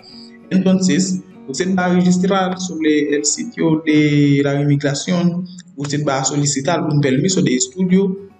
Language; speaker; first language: Spanish; non-native, learner; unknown